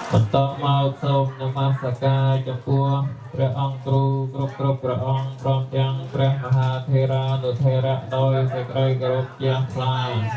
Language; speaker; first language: Khmer; native; Khmer